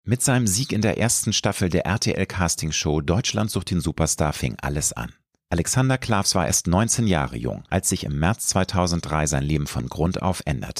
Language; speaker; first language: German; native; German